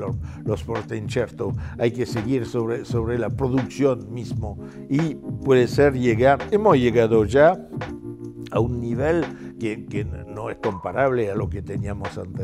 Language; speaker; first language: Spanish; non-native, fluent; French